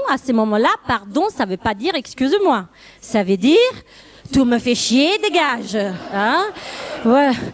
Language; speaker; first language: French; non-native, fluent; Italian